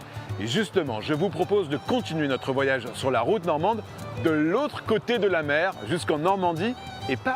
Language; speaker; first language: French; native; French